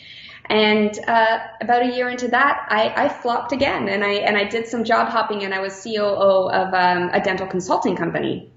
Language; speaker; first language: English; native; English